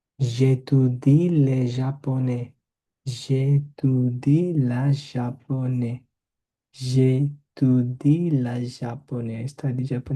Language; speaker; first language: French; non-native, learner; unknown